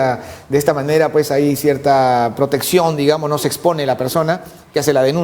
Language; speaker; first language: Spanish; native; Spanish